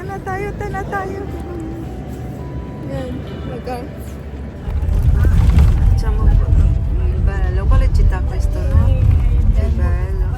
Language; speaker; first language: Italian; non-native, learner; Filipino